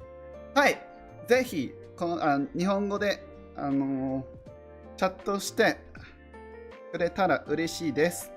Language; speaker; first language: Japanese; non-native, learner; English